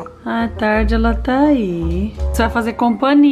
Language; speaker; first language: Portuguese; native; Portuguese